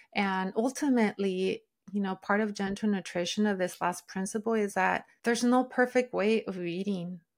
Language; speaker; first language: English; early bilingual, other home language; Spanish